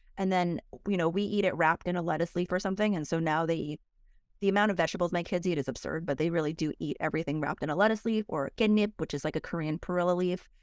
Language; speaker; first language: English; early bilingual, other home language; Korean